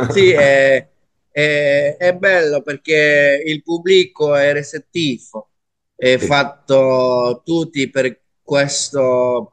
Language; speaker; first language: Italian; non-native, learner; Spanish